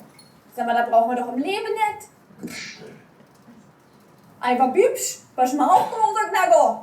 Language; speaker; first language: German; native; German